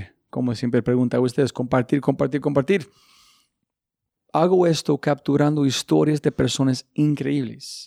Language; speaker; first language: Spanish; non-native, learner; English